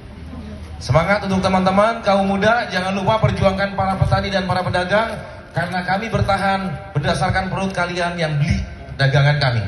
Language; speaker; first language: Indonesian; native; Indonesian